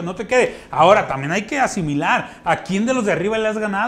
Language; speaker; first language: Spanish; native; Spanish